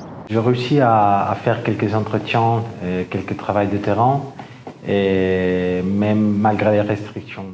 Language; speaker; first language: French; non-native, fluent; Spanish